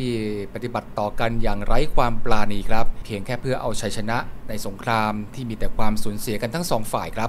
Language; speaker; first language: Thai; native; Thai